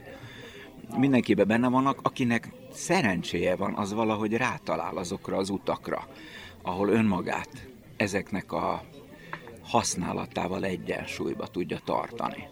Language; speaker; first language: Hungarian; native; Hungarian